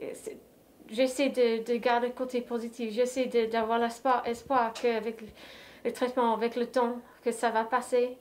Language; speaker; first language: French; non-native, fluent; English